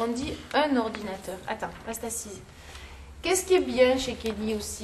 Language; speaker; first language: French; native; French